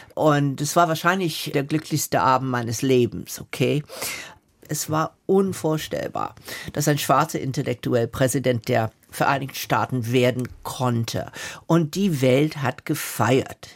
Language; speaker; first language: German; non-native, fluent; English